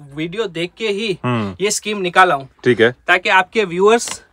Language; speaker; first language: Hindi; non-native, local second language; Gujarati